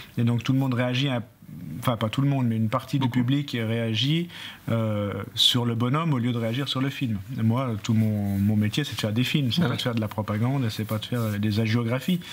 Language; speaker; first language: French; native; French